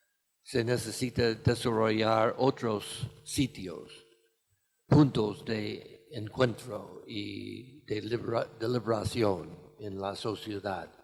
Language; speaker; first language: Spanish; non-native, fluent; English